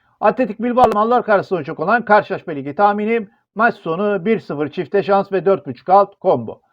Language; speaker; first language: Turkish; native; Turkish